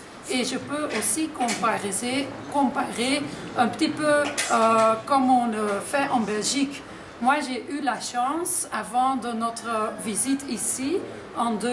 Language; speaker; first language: French; non-native, local second language; Dutch